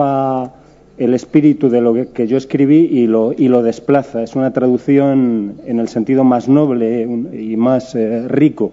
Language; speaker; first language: Spanish; native; Spanish